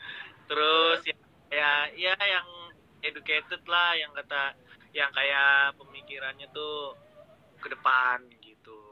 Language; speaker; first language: Indonesian; native; Indonesian